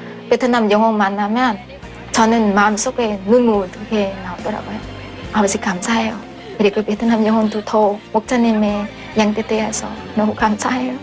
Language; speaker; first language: Korean; non-native, fluent; Vietnamese